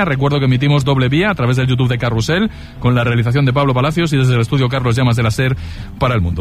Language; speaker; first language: Spanish; native; Spanish